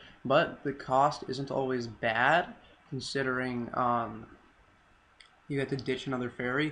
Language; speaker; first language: English; native; English